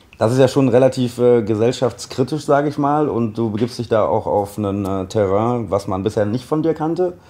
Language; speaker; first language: German; native; German